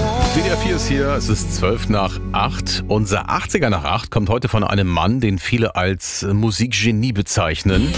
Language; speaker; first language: German; native; German